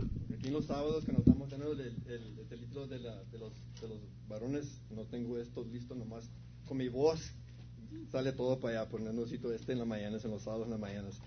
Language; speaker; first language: Spanish; early bilingual, heritage; Spanish